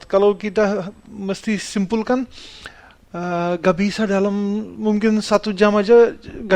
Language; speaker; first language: Indonesian; non-native, fluent; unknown